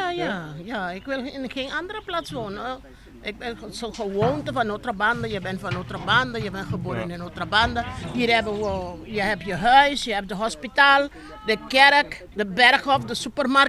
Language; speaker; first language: Dutch; non-native, local second language; Papiamento